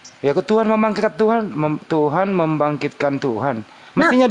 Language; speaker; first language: Indonesian; native; Indonesian